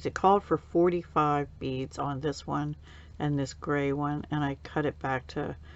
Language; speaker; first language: English; native; English